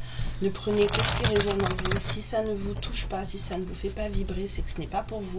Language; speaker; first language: French; native; French